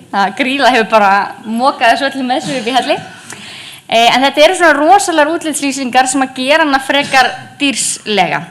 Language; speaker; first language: Icelandic; native; Icelandic